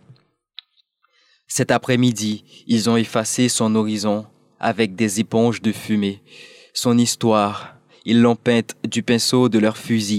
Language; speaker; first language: French; non-native, local second language; Haitian Creole